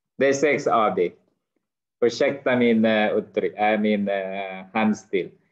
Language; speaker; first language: Swedish; non-native, fluent; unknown